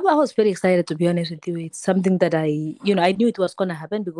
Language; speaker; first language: English; non-native, local second language; Kalenjin